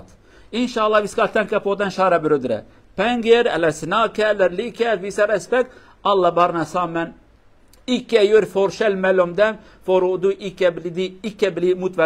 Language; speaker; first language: Swedish; non-native, learner; Kurdish